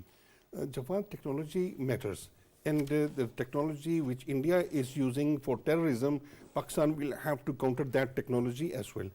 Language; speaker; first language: English; non-native, local second language; Urdu